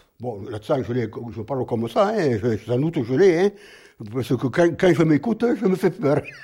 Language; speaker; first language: French; native; French